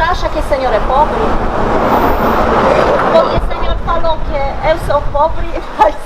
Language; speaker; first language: Portuguese; non-native, learner; Polish